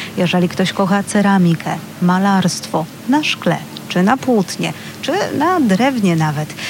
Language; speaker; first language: Polish; native; Polish